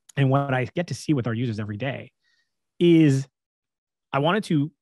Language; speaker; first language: English; native; English